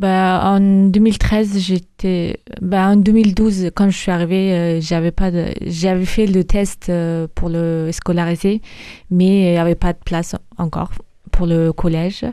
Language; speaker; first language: French; early bilingual, other home language; Mongolian